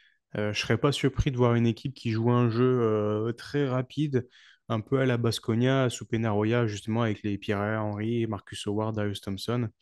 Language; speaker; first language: French; native; French